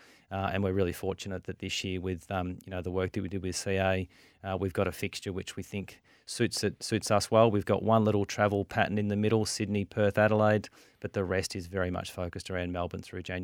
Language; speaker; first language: English; native; English